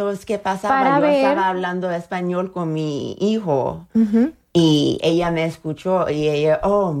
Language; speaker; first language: Spanish; early bilingual, heritage; Spanish